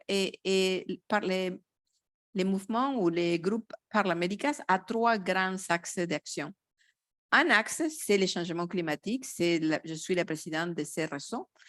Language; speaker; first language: French; non-native, fluent; Spanish